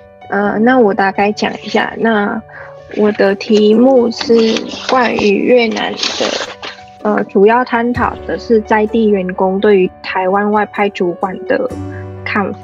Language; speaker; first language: Chinese; non-native, fluent; Vietnamese